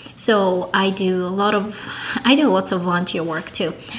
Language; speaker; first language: English; non-native, fluent; Japanese